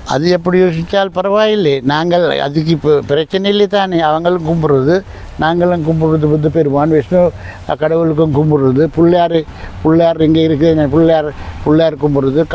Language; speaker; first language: Tamil; non-native, local second language; Sinhala